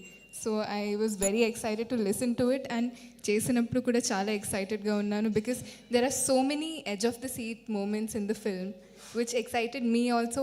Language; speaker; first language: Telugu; non-native, fluent; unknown